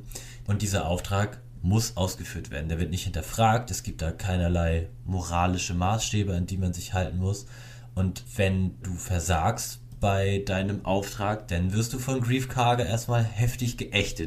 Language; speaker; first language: German; native; German